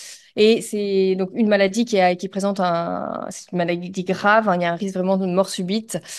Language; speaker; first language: French; native; French